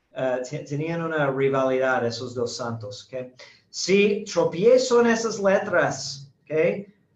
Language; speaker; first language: Spanish; non-native, fluent; English